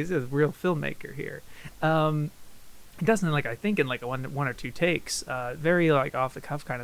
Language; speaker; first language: English; native; English